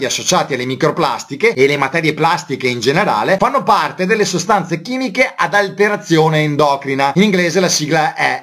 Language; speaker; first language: Italian; native; Italian